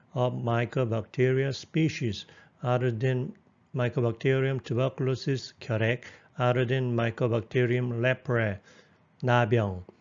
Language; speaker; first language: English; non-native, fluent; Korean